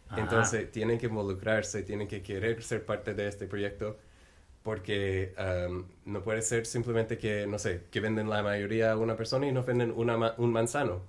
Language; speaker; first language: Spanish; non-native, fluent; English